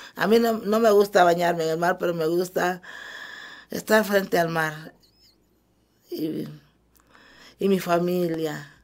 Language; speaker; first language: Spanish; early bilingual, other home language; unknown